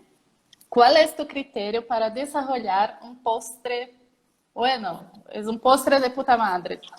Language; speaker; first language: Spanish; non-native, learner; Portuguese